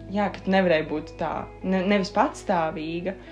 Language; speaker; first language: Latvian; native; Latvian